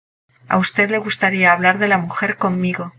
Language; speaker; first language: Spanish; non-native, learner; English